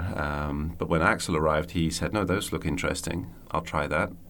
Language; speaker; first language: English; native; English